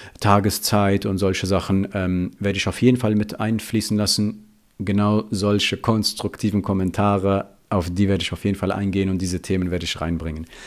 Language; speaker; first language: German; early bilingual, other home language; Riffian